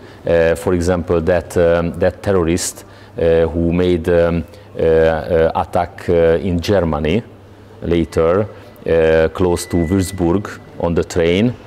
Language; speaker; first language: English; non-native, learner; Hungarian